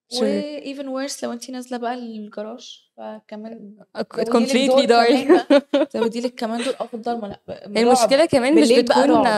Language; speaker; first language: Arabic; native; Arabic